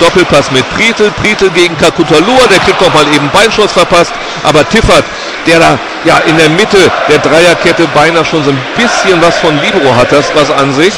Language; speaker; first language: German; native; German